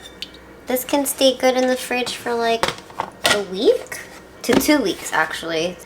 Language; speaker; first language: English; native; English